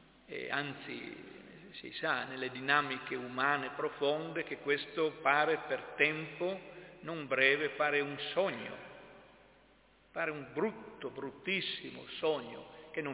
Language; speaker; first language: Italian; native; Italian